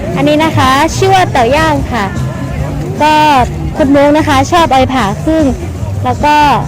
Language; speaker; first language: Thai; non-native, local second language; Hmong